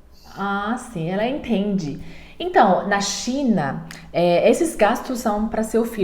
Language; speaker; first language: Portuguese; non-native, learner; Chinese